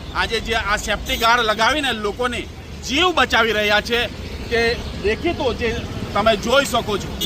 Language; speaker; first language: Gujarati; native; Gujarati